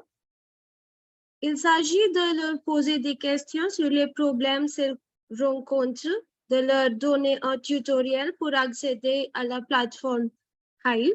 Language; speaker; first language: French; non-native, fluent; Hindi